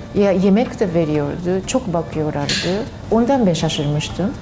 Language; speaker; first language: Turkish; non-native, learner; Japanese